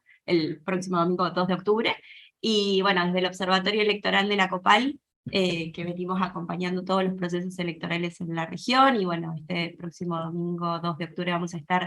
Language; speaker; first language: Spanish; native; Spanish